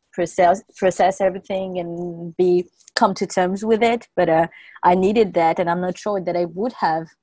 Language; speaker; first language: English; non-native, fluent; French